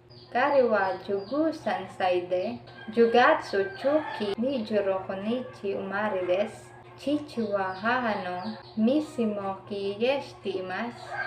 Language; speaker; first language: Japanese; non-native, learner; Filipino